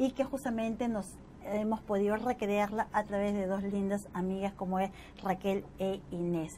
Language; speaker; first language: Spanish; native; Spanish